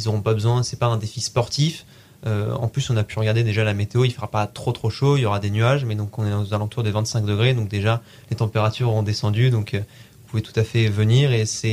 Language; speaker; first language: French; native; French